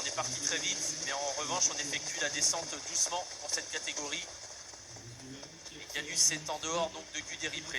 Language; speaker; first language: French; native; French